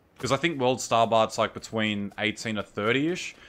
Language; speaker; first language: English; native; English